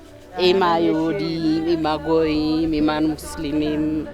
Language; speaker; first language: Hebrew; non-native, fluent; Amharic